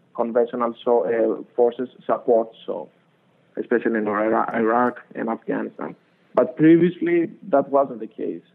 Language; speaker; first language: English; non-native, fluent; Greek